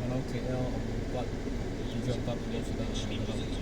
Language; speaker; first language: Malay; non-native, local second language; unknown